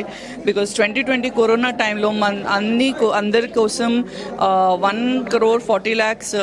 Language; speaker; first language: Telugu; non-native, learner; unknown